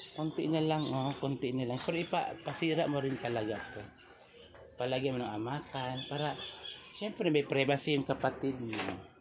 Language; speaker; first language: Filipino; non-native, local second language; Cebuano